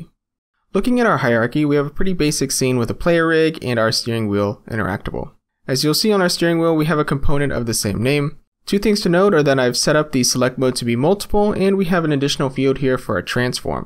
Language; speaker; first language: English; native; English